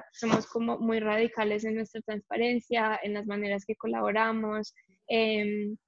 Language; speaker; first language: Spanish; early bilingual, heritage; English